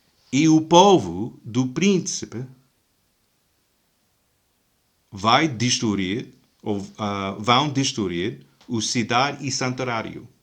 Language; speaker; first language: Portuguese; non-native, fluent; English